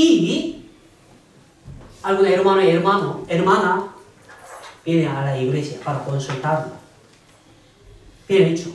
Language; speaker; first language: Spanish; non-native, learner; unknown